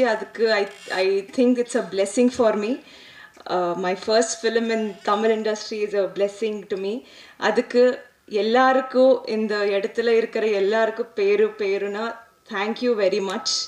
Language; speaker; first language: Tamil; non-native, local second language; Telugu